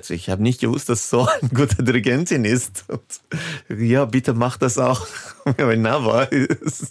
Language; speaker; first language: German; non-native, fluent; Persian